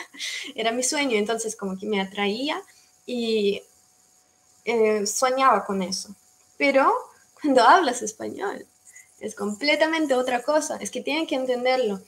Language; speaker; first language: Spanish; non-native, fluent; Russian